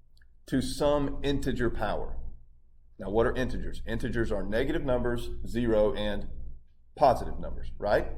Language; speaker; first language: English; native; English